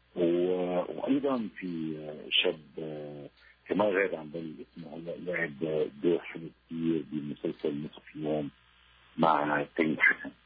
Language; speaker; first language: Arabic; native; Arabic